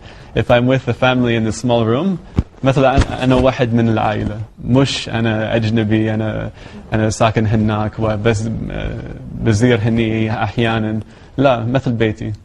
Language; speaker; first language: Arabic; non-native, learner; English